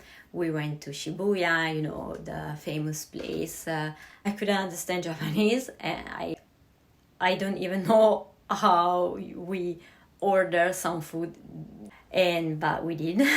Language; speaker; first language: English; non-native, fluent; Italian